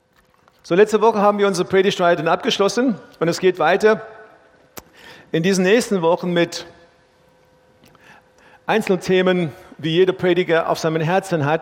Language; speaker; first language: German; non-native, fluent; English